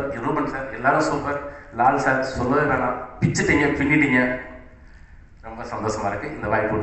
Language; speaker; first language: Tamil; native; Tamil